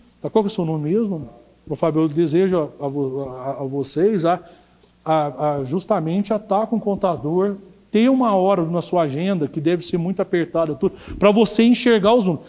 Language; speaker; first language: Portuguese; native; Portuguese